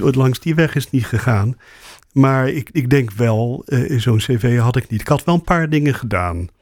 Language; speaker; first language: Dutch; native; Dutch